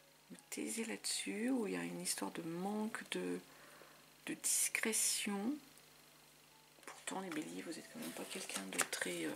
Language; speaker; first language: French; native; French